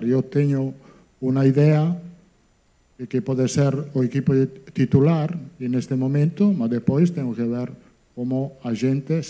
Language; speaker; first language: Portuguese; non-native, learner; Italian